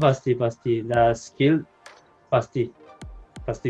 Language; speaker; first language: Indonesian; non-native, learner; Japanese